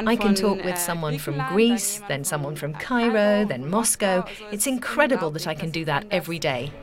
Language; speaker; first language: English; non-native, fluent; Turkish